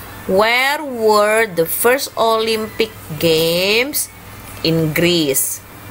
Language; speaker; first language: English; non-native, learner; Indonesian